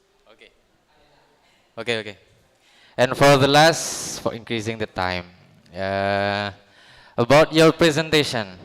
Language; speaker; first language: English; non-native, learner; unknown